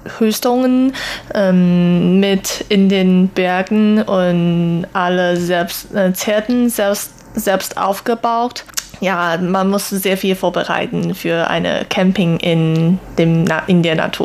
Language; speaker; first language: German; non-native, learner; Chinese